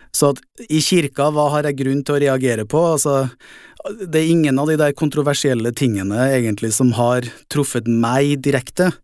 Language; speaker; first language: Norwegian; native; Norwegian